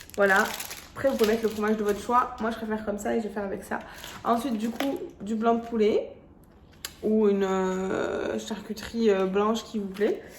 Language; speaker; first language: French; early bilingual, other home language; Arabic